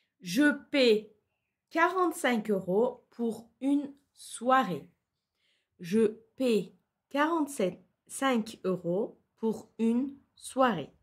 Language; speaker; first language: French; non-native, fluent; Turkish